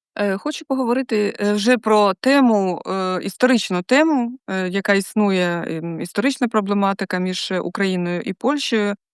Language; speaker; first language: Ukrainian; native; Ukrainian